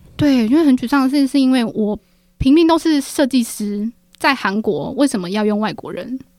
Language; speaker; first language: Chinese; native; Chinese